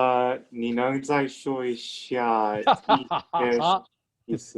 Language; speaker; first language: Chinese; non-native, learner; English